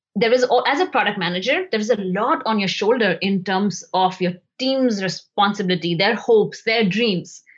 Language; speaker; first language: English; non-native, local second language; Hindi